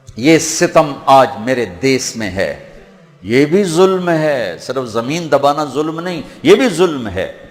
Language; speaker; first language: Urdu; non-native, local second language; Punjabi